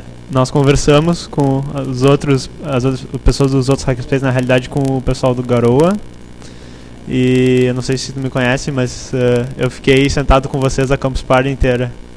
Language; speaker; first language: Portuguese; native; Portuguese